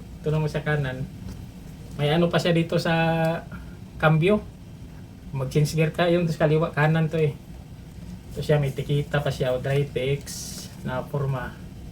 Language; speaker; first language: Filipino; non-native, local second language; Cebuano